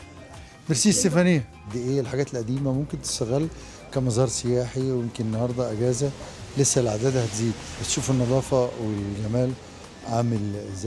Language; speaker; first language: Arabic; native; Arabic